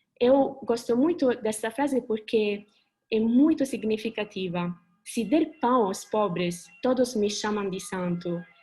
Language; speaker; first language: Portuguese; non-native, fluent; Italian